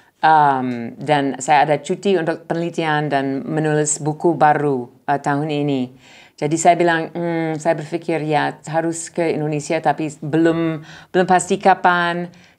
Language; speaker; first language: Indonesian; non-native, learner; English